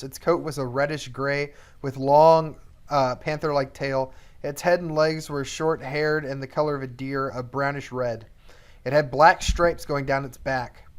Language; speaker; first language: English; native; English